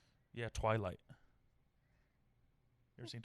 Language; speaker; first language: English; native; English